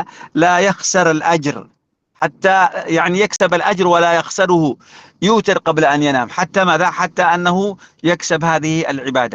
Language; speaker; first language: Arabic; native; Arabic